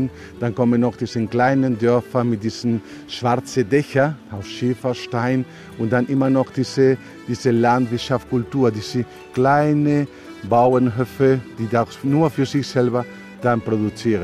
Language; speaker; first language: German; non-native, fluent; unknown